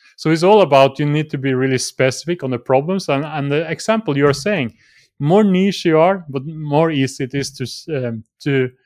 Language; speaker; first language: English; non-native, fluent; Norwegian